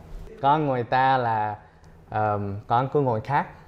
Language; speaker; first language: Vietnamese; early bilingual, heritage; Vietnamese